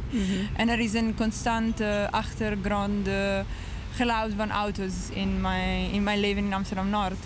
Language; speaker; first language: Dutch; non-native, learner; English